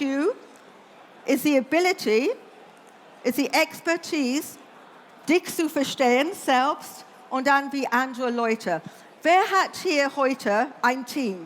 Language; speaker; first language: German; non-native, learner; English